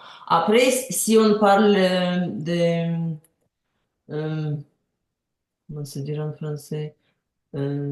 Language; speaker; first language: French; non-native, learner; Ukrainian